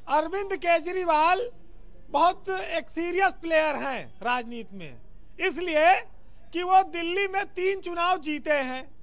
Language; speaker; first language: Hindi; native; Hindi